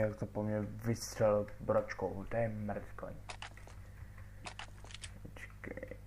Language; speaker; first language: Czech; native; Czech